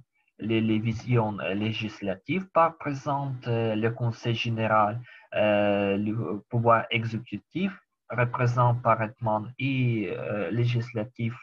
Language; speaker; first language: French; non-native, learner; Ukrainian